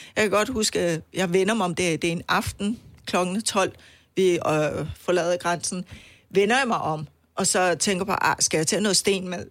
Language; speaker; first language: Danish; non-native, fluent; Persian